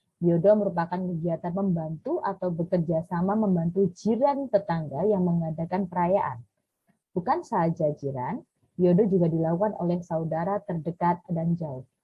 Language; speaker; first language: Indonesian; native; Indonesian